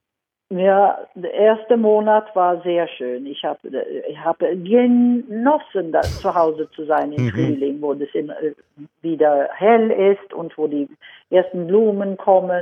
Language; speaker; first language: German; non-native, fluent; Swedish